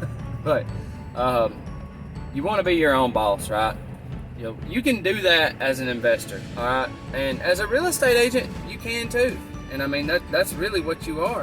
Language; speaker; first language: English; native; English